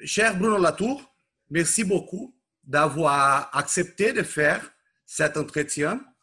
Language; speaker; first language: French; non-native, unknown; Portuguese